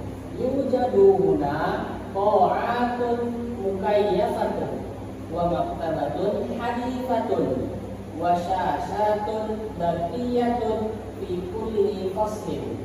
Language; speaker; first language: Arabic; non-native, learner; Indonesian